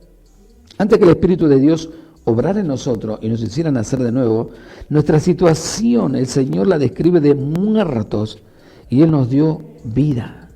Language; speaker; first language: Spanish; native; Spanish